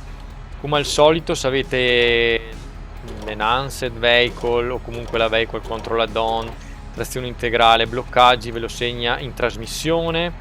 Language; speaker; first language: Italian; native; Italian